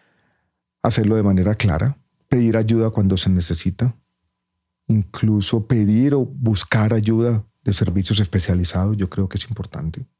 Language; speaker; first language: Spanish; native; Spanish